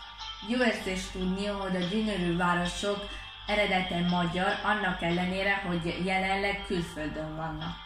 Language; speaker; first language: Hungarian; early bilingual, heritage; Hungarian